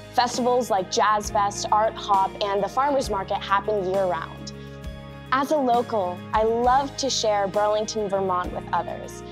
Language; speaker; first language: English; native; English